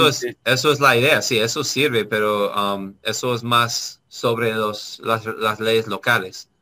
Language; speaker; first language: Spanish; non-native, learner; English